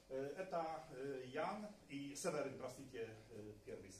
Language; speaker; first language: Polish; non-native, learner; Russian